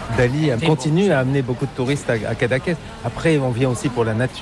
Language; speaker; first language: French; native; French